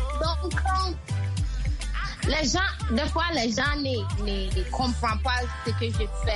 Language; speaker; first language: French; non-native, learner; Akan